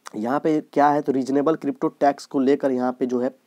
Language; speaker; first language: Hindi; native; Hindi